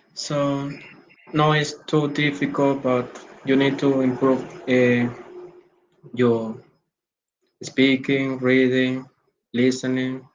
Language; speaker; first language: English; non-native, learner; Spanish